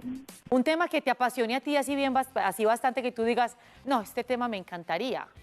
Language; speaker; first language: Spanish; native; Spanish